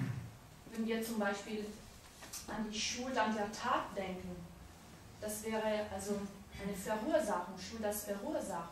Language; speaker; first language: German; non-native, fluent; Italian